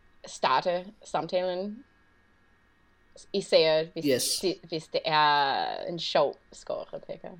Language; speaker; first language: Danish; non-native, learner; English